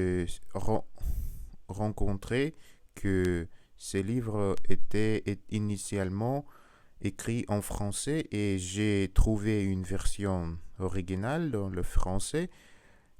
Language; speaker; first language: French; non-native, learner; Russian